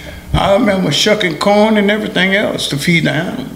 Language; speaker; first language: English; early bilingual, other home language; Haitian Creole